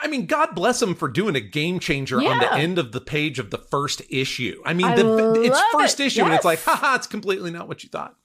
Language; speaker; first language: English; native; English